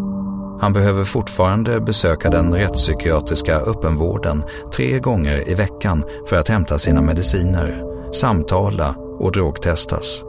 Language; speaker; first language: Swedish; native; Swedish